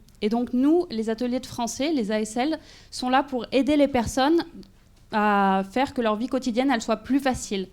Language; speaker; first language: French; native; French